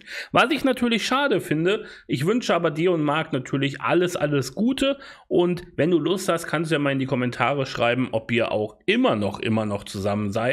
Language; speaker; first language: German; native; German